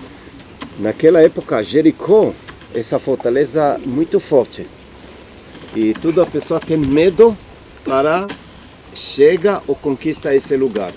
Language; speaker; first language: Portuguese; non-native, learner; Hebrew